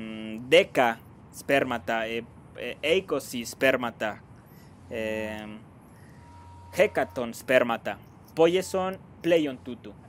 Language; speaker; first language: Greek; non-native, fluent; Spanish